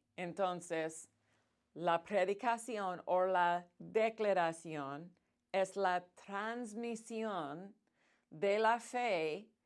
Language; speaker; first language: Spanish; non-native, fluent; English